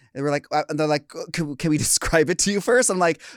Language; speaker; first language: English; early bilingual, other home language; Filipino